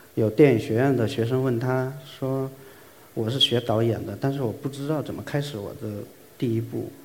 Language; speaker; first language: Chinese; native; Chinese